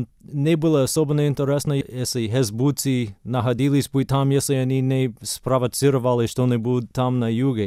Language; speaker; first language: Russian; non-native, fluent; English